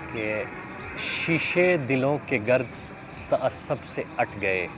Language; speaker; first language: Urdu; non-native, local second language; Saraiki